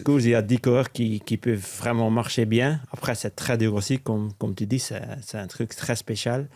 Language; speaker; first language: French; non-native, local second language; Dutch